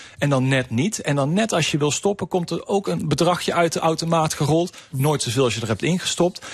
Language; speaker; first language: Dutch; native; Dutch